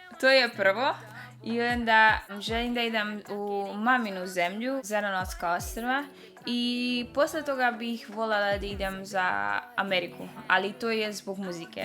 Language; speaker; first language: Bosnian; early bilingual, heritage; Dutch